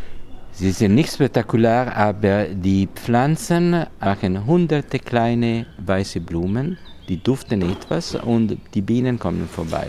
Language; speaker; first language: German; non-native, learner; Italian